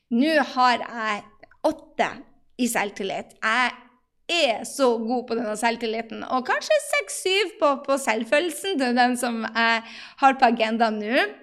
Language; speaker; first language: Norwegian; native; Norwegian